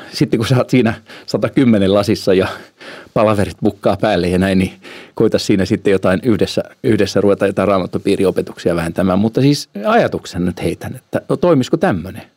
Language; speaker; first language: Finnish; early bilingual, heritage; Finnish